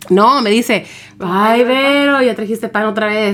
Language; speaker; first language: Spanish; early bilingual, heritage; Spanish